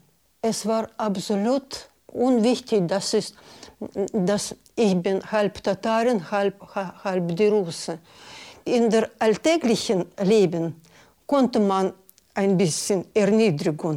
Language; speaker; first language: German; non-native, learner; Russian